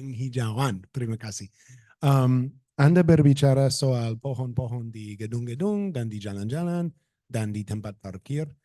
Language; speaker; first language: Indonesian; non-native, learner; English